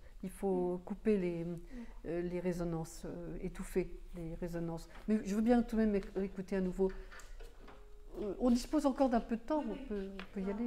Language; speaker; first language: French; native; French